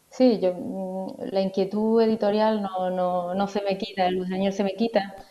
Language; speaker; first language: Spanish; native; Spanish